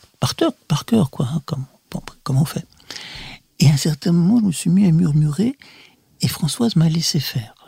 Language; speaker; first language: French; early bilingual, other home language; Russian